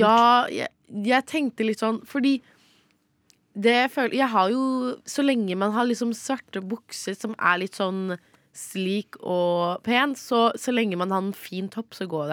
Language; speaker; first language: Norwegian; native; Norwegian